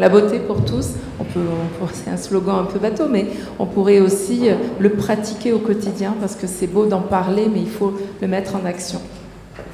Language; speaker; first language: French; native; French